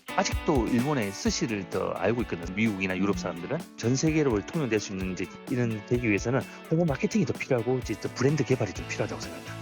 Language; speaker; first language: Korean; native; Korean